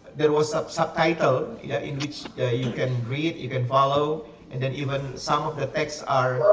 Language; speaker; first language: English; non-native, fluent; Indonesian